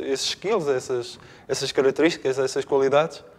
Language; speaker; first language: Portuguese; native; Portuguese